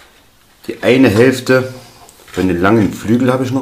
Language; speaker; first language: German; native; German